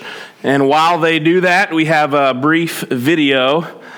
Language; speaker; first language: English; native; English